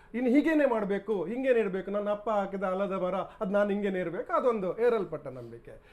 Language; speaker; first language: Kannada; non-native, local second language; Tulu